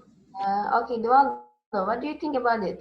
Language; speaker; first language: English; non-native, fluent; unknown